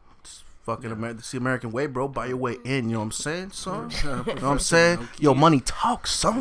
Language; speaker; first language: English; native; English